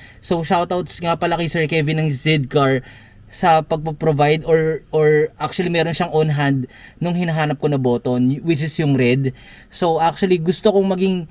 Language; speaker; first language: Filipino; native; Filipino